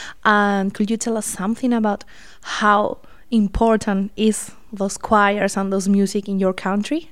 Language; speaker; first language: English; non-native, fluent; Spanish